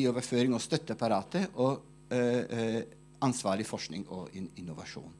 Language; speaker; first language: Norwegian; non-native, fluent; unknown